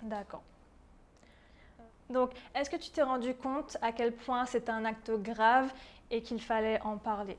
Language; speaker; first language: French; native; French